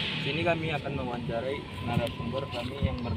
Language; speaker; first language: Indonesian; native; Indonesian